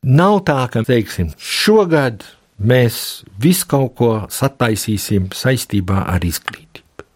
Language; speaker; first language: Latvian; early bilingual, heritage; Latvian